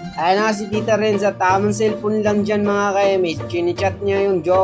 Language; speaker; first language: Filipino; native; Filipino